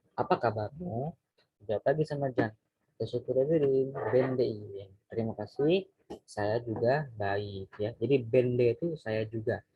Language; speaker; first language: Indonesian; native; Indonesian